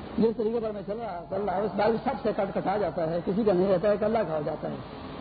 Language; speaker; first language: Urdu; non-native, local second language; Pashto